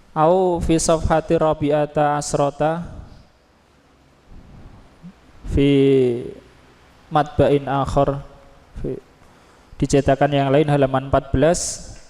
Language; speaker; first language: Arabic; non-native, fluent; Indonesian